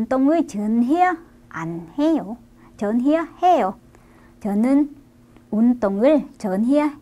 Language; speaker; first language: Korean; non-native, fluent; Vietnamese